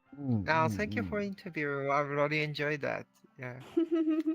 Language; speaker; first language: English; non-native, learner; Japanese